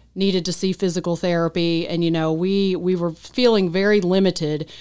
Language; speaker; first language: English; native; English